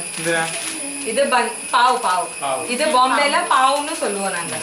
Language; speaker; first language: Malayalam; non-native, learner; Tamil